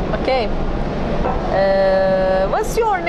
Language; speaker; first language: English; non-native, learner; Turkish